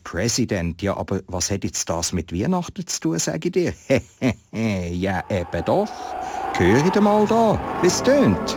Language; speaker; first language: German; native; German